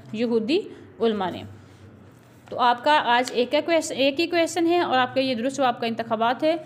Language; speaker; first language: Urdu; non-native, local second language; Punjabi